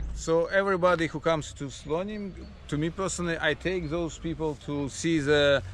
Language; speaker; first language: English; non-native, fluent; Russian